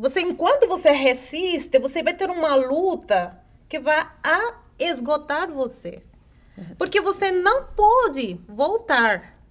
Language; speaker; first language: Portuguese; non-native, fluent; Spanish